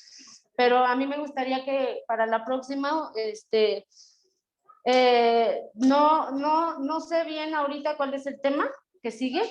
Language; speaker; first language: Spanish; native; Spanish